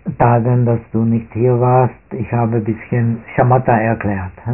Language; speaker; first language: German; non-native, fluent; Czech